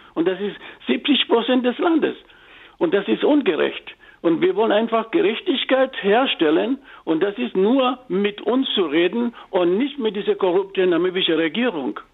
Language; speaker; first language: German; non-native, fluent; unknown